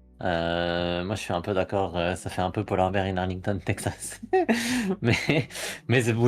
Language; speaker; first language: French; native; French